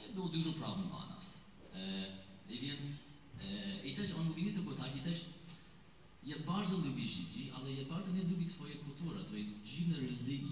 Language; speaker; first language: Polish; non-native, learner; English